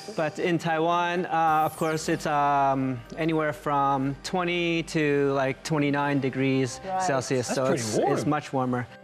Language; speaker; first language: English; native; English